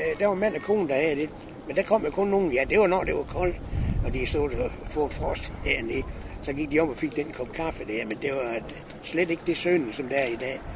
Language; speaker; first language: Danish; native; Danish